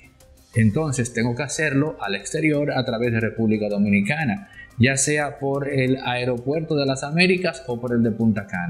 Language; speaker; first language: Spanish; native; Spanish